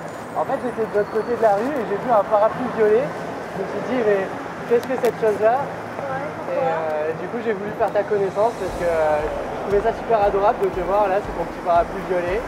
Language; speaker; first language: French; native; French